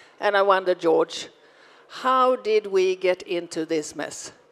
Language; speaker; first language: English; non-native, fluent; Swedish